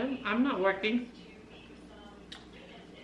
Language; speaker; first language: English; non-native, learner; Filipino